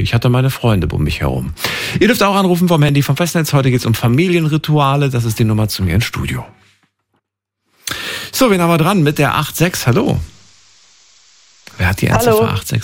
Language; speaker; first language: German; native; German